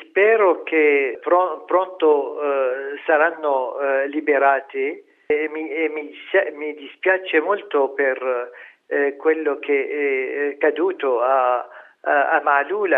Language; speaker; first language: Italian; non-native, fluent; Arabic